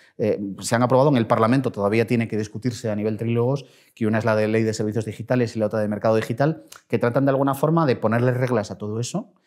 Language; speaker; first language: Spanish; native; Spanish